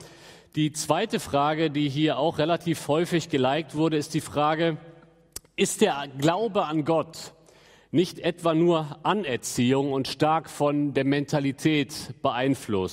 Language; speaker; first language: German; native; German